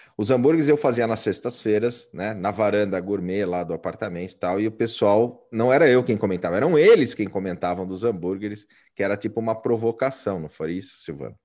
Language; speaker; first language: Portuguese; native; Portuguese